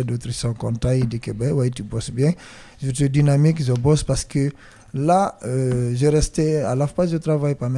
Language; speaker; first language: French; non-native, learner; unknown